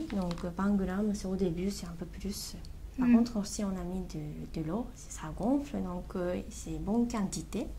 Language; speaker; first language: French; non-native, learner; Japanese